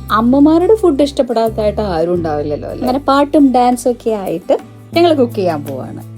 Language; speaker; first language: Malayalam; native; Malayalam